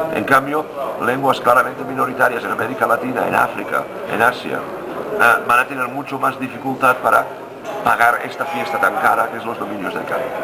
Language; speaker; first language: Spanish; non-native, local second language; Catalan